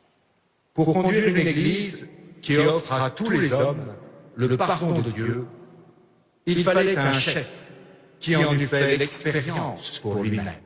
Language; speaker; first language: French; native; French